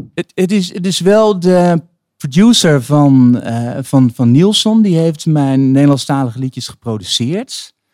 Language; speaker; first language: Dutch; native; Dutch